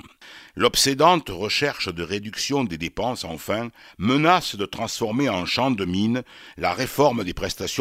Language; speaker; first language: French; native; French